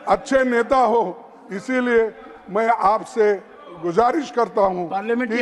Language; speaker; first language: Hindi; non-native, local second language; Kannada